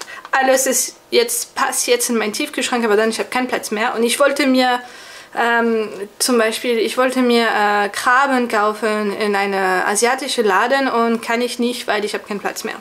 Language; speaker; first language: German; non-native, fluent; French